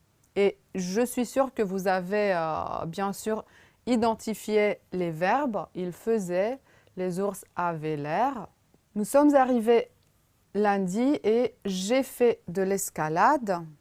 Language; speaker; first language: French; non-native, fluent; Romanian